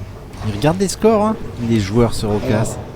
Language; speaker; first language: French; native; French